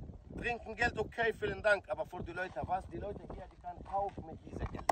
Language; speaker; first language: German; non-native, learner; Arabic